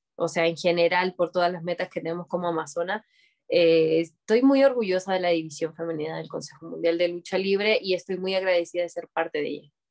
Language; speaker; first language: Spanish; native; Spanish